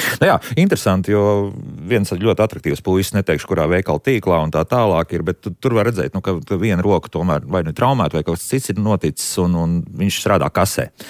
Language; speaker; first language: Latvian; native; Latvian